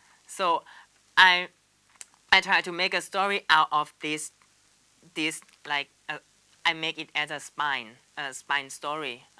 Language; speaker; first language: English; non-native, learner; Thai